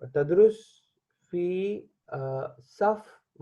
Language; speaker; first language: Arabic; non-native, learner; Hindi